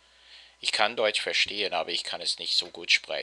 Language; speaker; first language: German; non-native, fluent; English